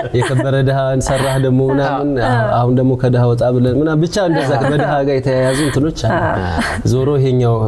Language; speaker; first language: Amharic; native; Amharic